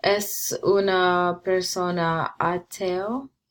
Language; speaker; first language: Spanish; non-native, learner; English